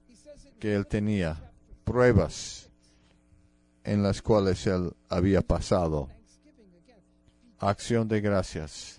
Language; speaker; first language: Spanish; non-native, fluent; English